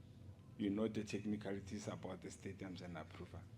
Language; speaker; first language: English; non-native, local second language; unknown